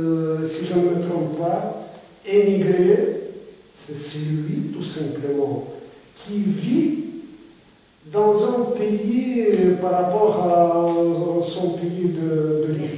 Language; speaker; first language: French; non-native, fluent; Russian